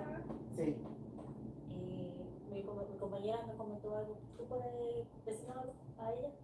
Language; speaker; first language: Spanish; non-native, learner; English